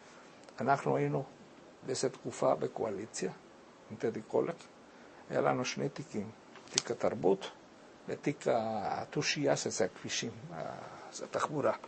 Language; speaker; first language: Hebrew; early bilingual, other home language; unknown